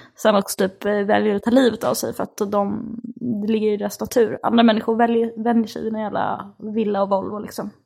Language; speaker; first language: Swedish; native; Swedish